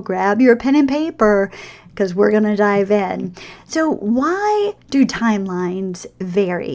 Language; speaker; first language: English; native; English